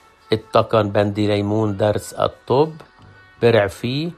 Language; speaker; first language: Arabic; native; Arabic